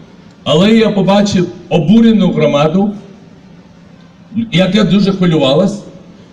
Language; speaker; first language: Ukrainian; non-native, fluent; Georgian